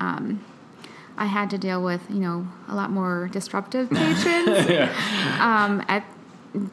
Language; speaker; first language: English; early bilingual, other home language; Filipino